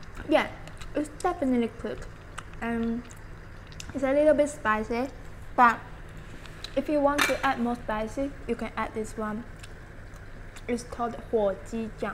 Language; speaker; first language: English; non-native, fluent; Chinese